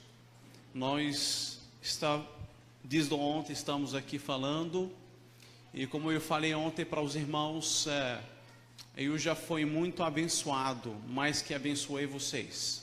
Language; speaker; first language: Portuguese; non-native, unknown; Arabic